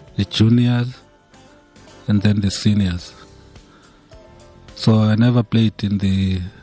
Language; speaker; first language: English; non-native, local second language; Zulu